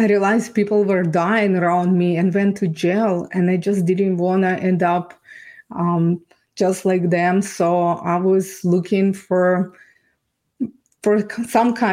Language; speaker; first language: English; non-native, fluent; Ukrainian